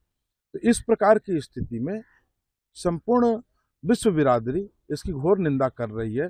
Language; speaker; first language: Hindi; native; Hindi